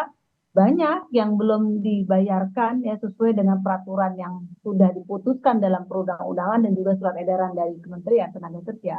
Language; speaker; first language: Indonesian; native; Indonesian